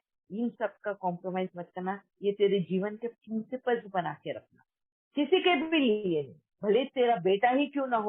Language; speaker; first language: Hindi; native; Hindi